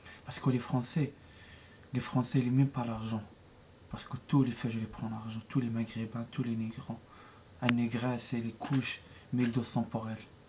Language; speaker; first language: French; non-native, learner; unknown